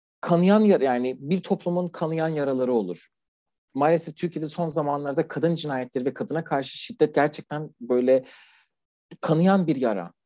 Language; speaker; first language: Turkish; non-native, fluent; Persian